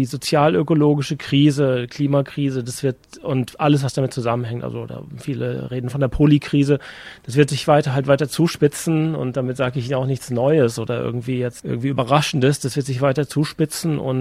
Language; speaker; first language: German; native; German